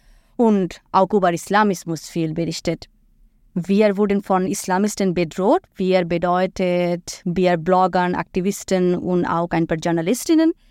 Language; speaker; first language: German; non-native, fluent; Bangla